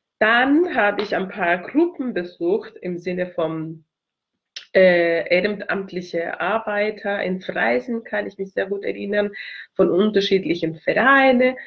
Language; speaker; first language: German; non-native, fluent; Spanish